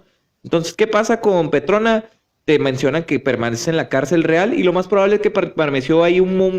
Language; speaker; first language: Spanish; native; Spanish